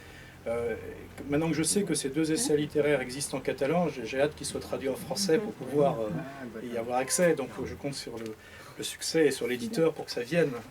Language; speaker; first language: French; native; French